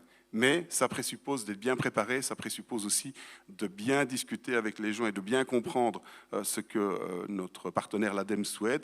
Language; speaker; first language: French; native; French